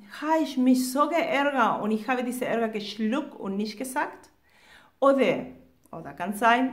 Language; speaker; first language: German; non-native, fluent; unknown